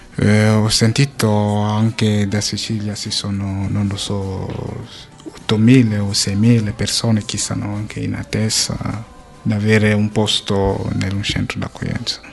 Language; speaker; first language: Italian; non-native, fluent; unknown